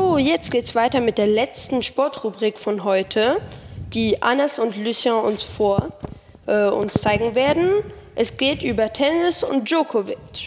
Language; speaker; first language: German; non-native, fluent; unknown